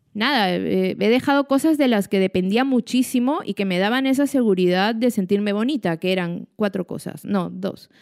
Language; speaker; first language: Spanish; native; Spanish